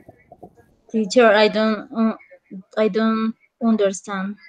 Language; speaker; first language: English; non-native, learner; Spanish